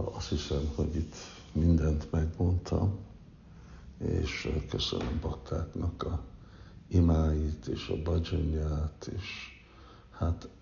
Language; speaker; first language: Hungarian; early bilingual, heritage; Hungarian